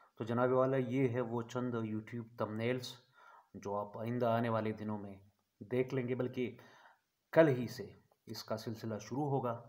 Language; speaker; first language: Urdu; non-native, local second language; Pashto